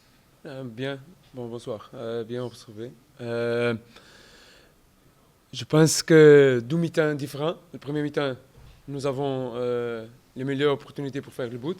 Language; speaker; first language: French; non-native, learner; Portuguese